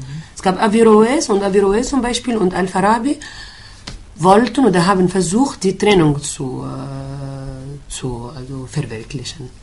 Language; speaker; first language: German; non-native, fluent; Arabic